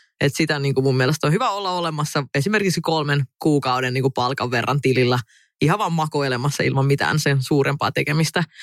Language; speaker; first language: Finnish; early bilingual, other home language; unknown